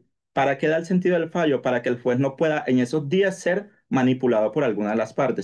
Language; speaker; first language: Spanish; native; Spanish